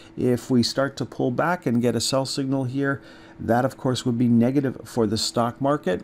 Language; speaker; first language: English; native; English